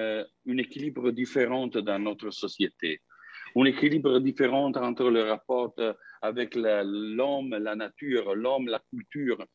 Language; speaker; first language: French; non-native, fluent; Italian